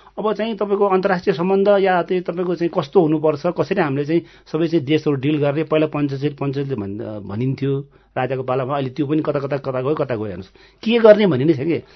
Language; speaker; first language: Nepali; non-native, local second language; Gurung